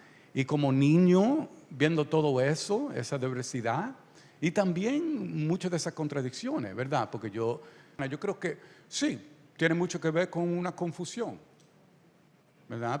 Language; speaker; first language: Spanish; early bilingual, heritage; Spanish